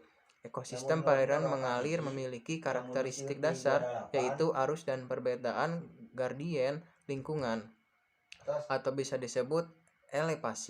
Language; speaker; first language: Indonesian; native; Indonesian